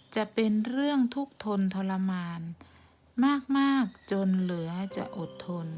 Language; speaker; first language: Thai; native; Thai